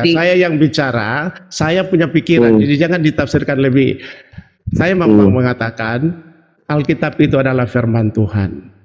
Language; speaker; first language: Indonesian; native; Indonesian